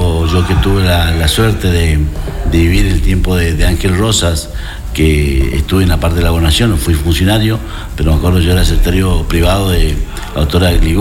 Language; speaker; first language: Spanish; native; Spanish